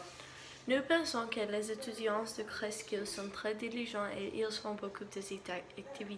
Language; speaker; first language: French; non-native, learner; English